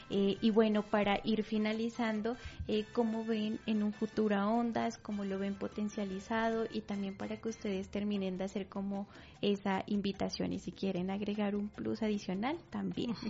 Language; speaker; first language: Spanish; native; Spanish